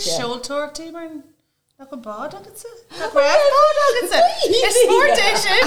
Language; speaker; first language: Irish; non-native, local second language; English